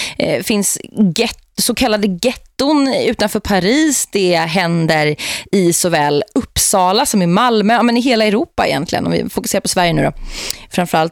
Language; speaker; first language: Swedish; native; Swedish